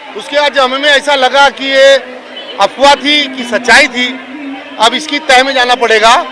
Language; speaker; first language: Hindi; native; Hindi